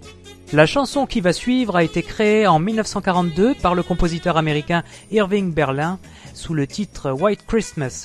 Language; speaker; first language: French; native; French